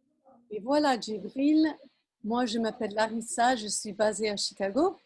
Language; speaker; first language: French; non-native, fluent; English